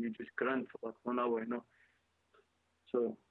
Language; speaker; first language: English; non-native, fluent; Russian